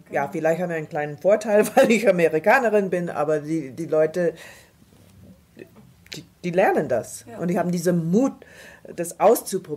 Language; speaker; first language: German; non-native, fluent; English